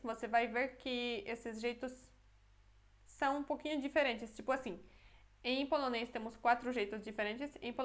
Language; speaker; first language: Portuguese; non-native, fluent; Polish